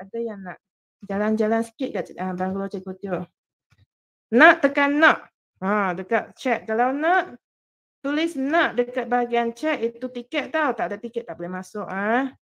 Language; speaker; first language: Malay; non-native, local second language; Chinese